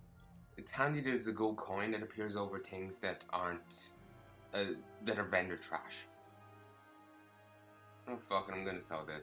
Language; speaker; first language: English; native; English